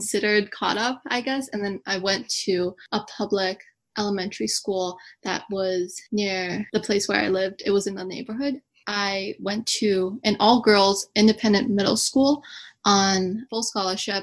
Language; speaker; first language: English; early bilingual, other home language; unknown